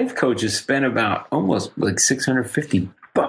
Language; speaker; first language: English; native; English